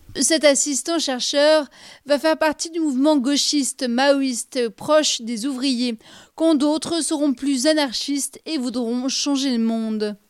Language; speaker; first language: French; non-native, local second language; Luxembourgish